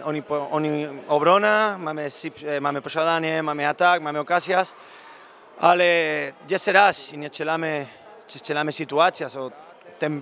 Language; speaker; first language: Polish; non-native, learner; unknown